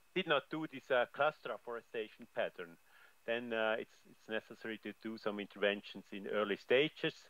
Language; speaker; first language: English; non-native, fluent; German